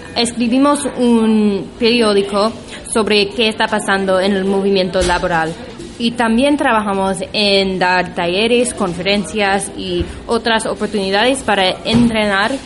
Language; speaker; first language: Spanish; non-native, fluent; English